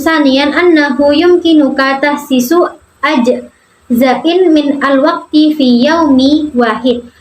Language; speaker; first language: Arabic; non-native, learner; Indonesian